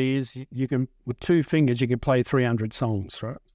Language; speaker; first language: English; native; English